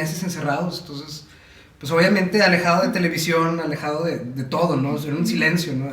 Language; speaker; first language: Spanish; native; Spanish